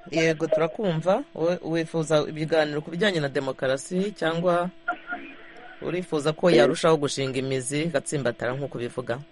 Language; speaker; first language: Kinyarwanda; native; Kinyarwanda